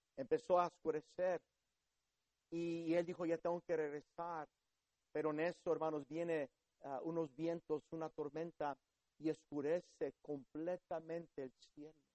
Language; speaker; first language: Spanish; early bilingual, heritage; Spanish